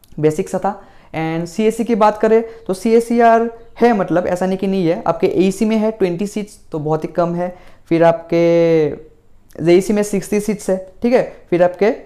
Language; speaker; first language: Hindi; non-native, local second language; Assamese